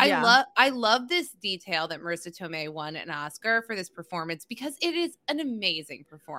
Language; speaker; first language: English; native; English